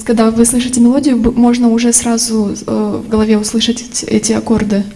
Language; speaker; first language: Russian; native; Russian